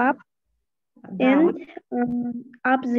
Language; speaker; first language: English; non-native, learner; Russian